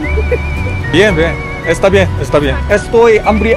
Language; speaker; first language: Spanish; non-native, learner; Korean